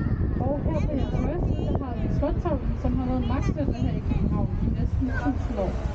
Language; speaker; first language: Danish; native; Danish